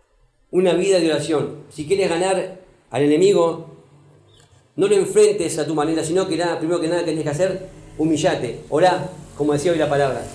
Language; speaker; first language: Spanish; native; Spanish